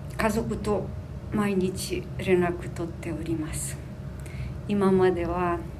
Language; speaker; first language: Japanese; non-native, fluent; Ukrainian